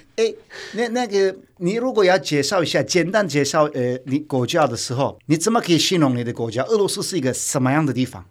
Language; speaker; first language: Chinese; non-native, fluent; Turkish